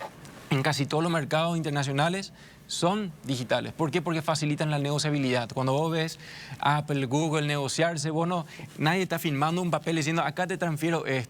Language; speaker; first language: Spanish; native; Spanish